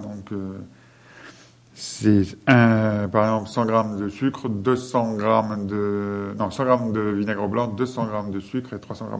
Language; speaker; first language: French; native; French